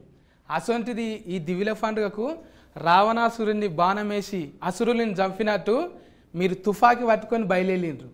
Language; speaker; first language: Telugu; native; Telugu